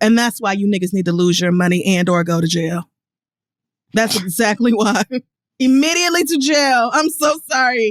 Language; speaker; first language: English; native; English